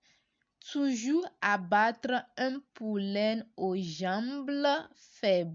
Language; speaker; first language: French; non-native, learner; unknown